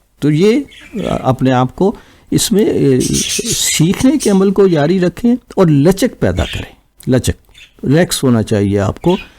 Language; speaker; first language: Urdu; non-native, local second language; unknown